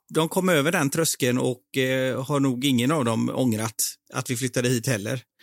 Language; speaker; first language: Swedish; native; Swedish